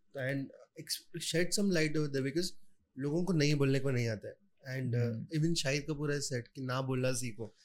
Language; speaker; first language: Hindi; non-native, local second language; Marathi